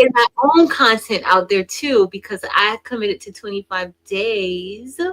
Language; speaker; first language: English; native; English